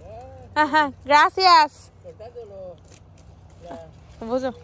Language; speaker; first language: Spanish; non-native, learner; Bangla